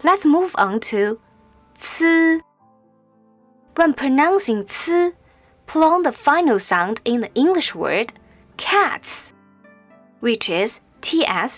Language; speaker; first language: English; non-native, fluent; Chinese